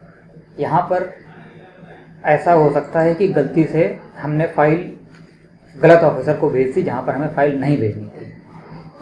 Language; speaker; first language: Hindi; native; Hindi